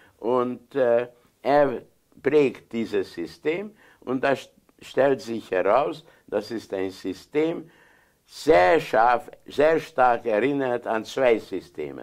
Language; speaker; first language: German; non-native, fluent; Hungarian